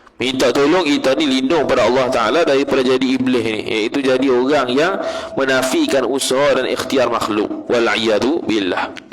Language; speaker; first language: Malay; native; Malay